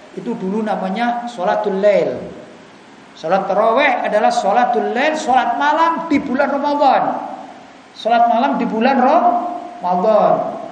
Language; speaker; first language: Indonesian; native; Indonesian